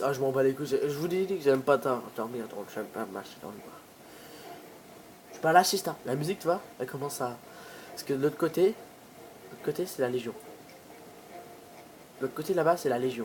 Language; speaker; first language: French; native; French